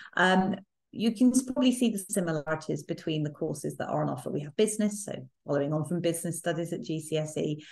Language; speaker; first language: English; native; English